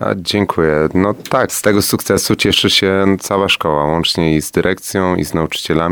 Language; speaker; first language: Polish; native; Polish